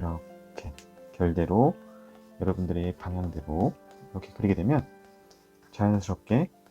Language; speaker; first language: Korean; native; Korean